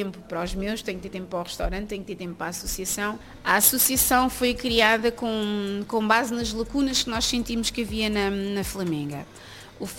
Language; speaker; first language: Portuguese; native; Portuguese